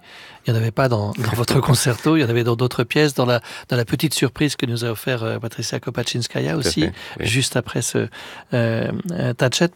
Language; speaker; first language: French; native; French